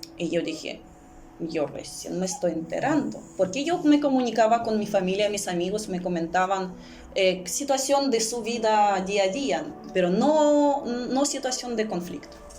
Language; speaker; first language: Spanish; early bilingual, other home language; Russian